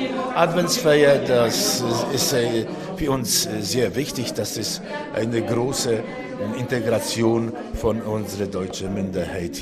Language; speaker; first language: German; non-native, local second language; Polish